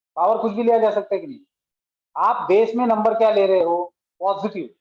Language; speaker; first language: Hindi; non-native, local second language; Marathi